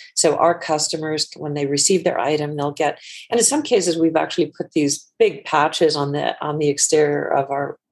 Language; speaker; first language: English; non-native, fluent; Icelandic